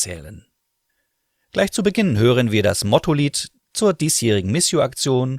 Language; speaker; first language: German; native; German